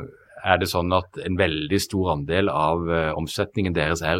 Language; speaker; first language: Norwegian; native; Norwegian